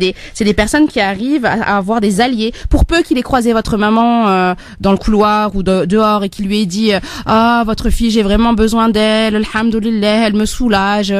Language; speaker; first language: French; native; French